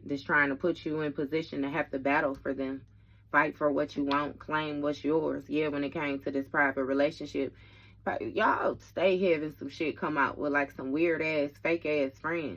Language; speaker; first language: English; native; English